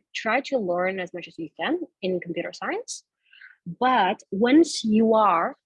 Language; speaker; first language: English; non-native, fluent; Kazakh